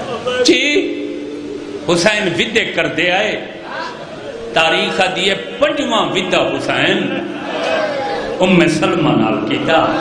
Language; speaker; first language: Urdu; non-native, local second language; Punjabi